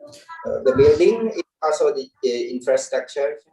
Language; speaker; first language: English; non-native, learner; Khmer